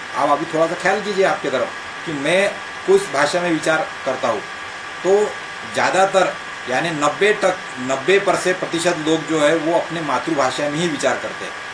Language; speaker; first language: Hindi; non-native, local second language; Marathi